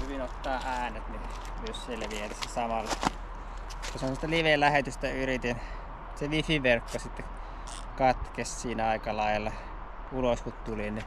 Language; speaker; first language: Finnish; native; Finnish